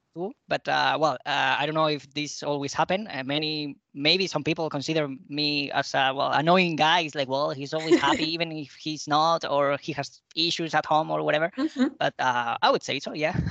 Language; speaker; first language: English; non-native, fluent; Spanish